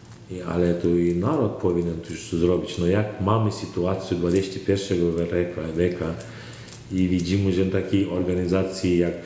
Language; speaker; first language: Polish; non-native, learner; Turkmen